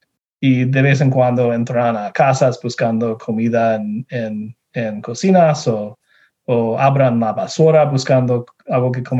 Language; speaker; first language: Spanish; non-native, fluent; English